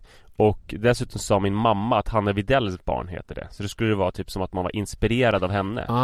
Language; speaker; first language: Swedish; native; Swedish